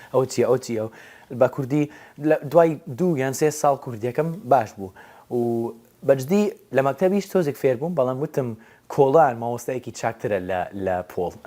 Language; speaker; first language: Central Kurdish; non-native, fluent; English